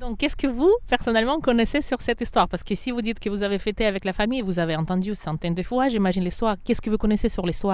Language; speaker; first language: French; non-native, fluent; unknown